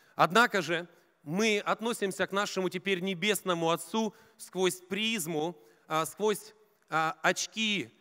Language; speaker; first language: Russian; native; Russian